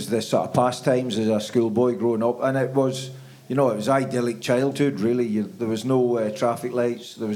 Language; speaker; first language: English; native; English